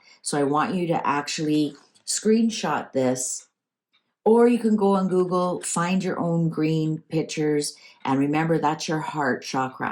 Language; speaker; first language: English; native; English